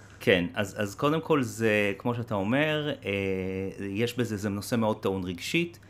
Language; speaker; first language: Hebrew; native; Hebrew